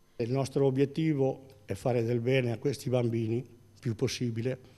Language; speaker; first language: Italian; native; Italian